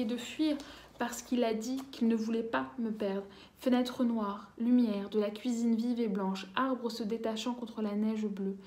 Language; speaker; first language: French; native; French